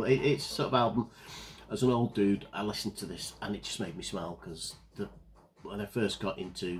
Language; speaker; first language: English; native; English